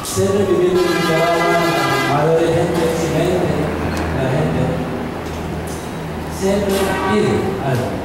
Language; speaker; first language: Spanish; non-native, learner; Korean